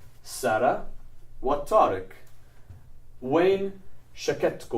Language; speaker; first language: Arabic; non-native, fluent; English